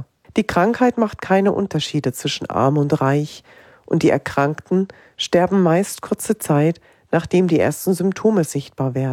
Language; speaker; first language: German; native; German